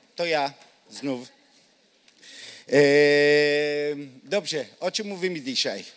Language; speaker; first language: Polish; non-native, learner; Hebrew